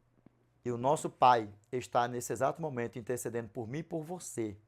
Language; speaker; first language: Portuguese; native; Portuguese